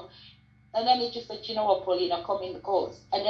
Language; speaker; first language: English; non-native, local second language; Krio